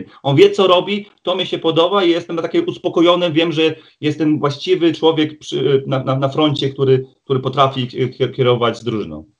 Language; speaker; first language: Polish; early bilingual, heritage; Polish